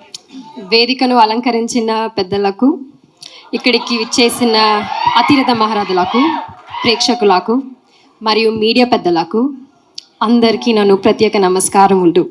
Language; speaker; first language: Telugu; non-native, learner; Malayalam